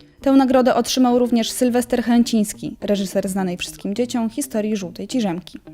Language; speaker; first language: Polish; native; Polish